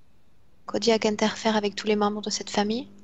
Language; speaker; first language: French; native; French